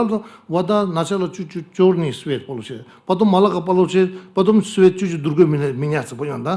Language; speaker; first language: Russian; non-native, learner; Tibetan